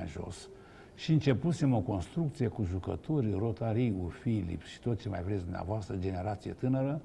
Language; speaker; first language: Romanian; native; Romanian